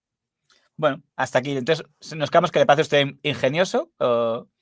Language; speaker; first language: Spanish; native; Spanish